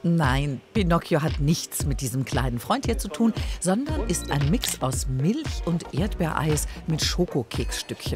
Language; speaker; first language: German; native; German